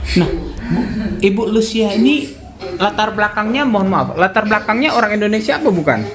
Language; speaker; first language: Indonesian; native; Indonesian